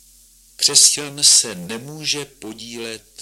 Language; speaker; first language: Czech; native; Czech